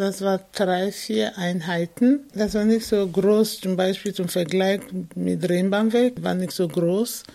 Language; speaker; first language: German; non-native, fluent; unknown